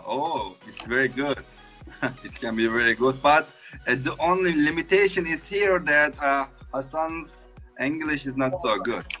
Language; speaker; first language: English; non-native, fluent; Turkish